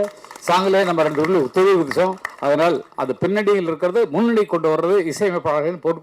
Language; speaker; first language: Tamil; native; Tamil